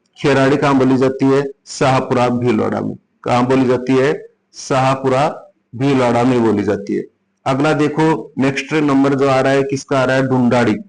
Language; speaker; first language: Hindi; native; Hindi